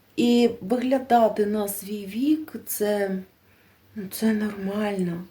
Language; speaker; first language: Ukrainian; native; Ukrainian